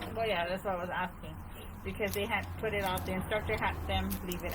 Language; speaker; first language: English; native; English